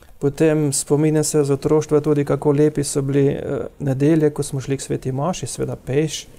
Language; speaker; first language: Slovenian; native; Slovenian